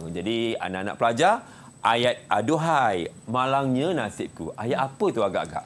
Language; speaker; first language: Malay; native; Malay